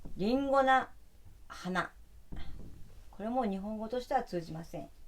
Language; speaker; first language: Japanese; native; Japanese